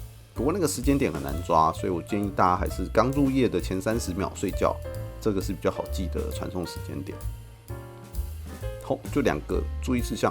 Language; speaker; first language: Chinese; native; Chinese